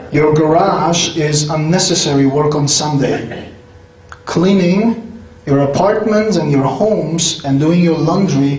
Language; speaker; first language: English; non-native, fluent; Polish